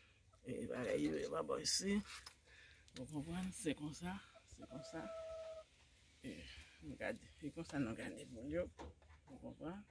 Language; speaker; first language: French; non-native, learner; Haitian Creole